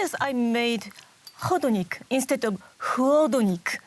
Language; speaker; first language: English; non-native, learner; Japanese